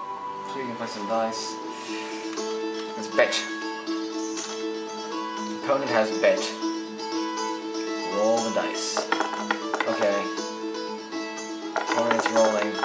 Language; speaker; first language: English; native; English